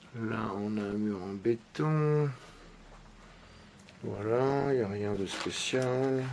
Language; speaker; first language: French; native; French